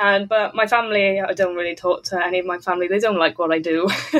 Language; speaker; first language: English; native; English